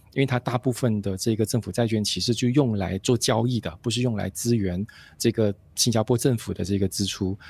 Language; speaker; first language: Chinese; native; Chinese